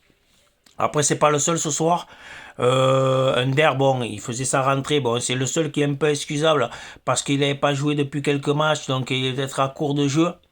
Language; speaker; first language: French; native; French